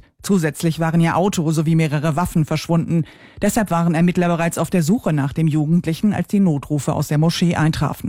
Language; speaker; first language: German; native; German